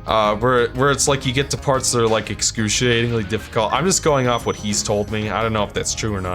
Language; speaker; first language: English; native; English